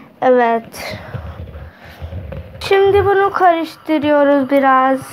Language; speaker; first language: Turkish; non-native, fluent; Urdu